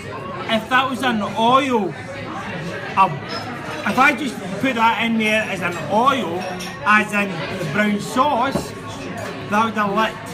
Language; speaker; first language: English; native; English